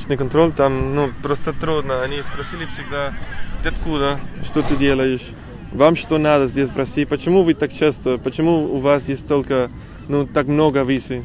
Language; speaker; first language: Russian; non-native, learner; Spanish